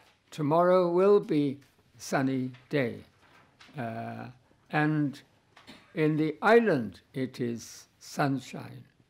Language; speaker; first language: English; native; English